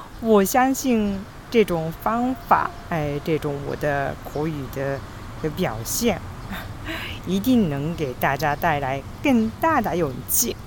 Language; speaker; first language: Chinese; non-native, fluent; Japanese